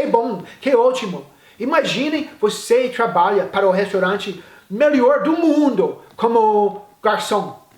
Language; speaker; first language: Portuguese; non-native, fluent; English